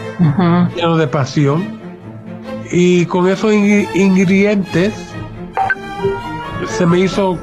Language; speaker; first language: Spanish; early bilingual, heritage; English